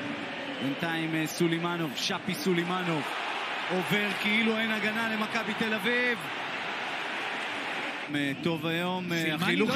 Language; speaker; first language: Hebrew; native; Hebrew